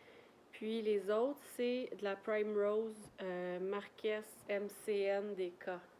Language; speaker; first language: French; native; French